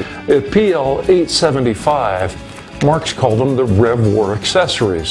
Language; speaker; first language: English; native; English